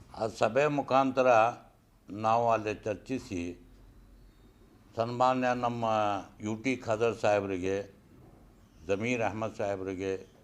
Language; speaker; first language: Kannada; non-native, local second language; Urdu